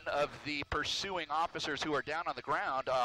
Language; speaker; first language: English; native; English